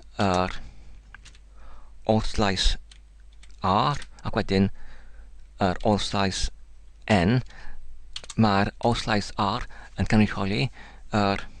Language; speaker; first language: Welsh; non-native, learner; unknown